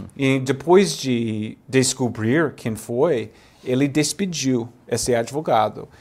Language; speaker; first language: Portuguese; non-native, fluent; English